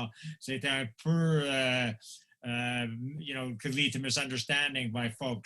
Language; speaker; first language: French; non-native, local second language; English